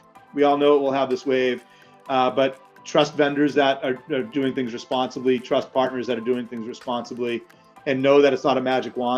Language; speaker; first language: English; native; English